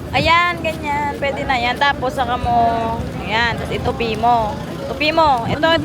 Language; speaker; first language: Filipino; native; Filipino